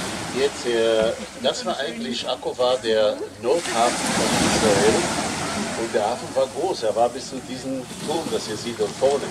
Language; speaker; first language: German; non-native, learner; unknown